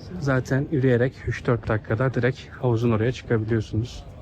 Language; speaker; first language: Turkish; native; Turkish